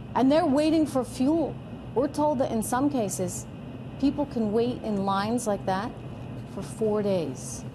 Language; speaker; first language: English; native; English